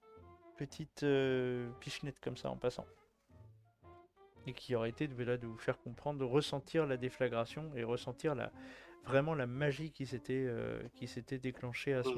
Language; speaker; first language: French; native; French